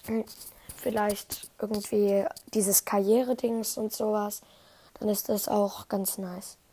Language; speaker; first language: German; native; German